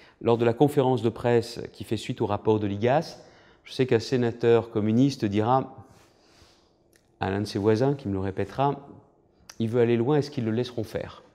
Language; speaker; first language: French; native; French